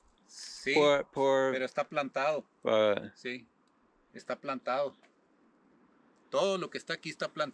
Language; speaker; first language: Spanish; native; Spanish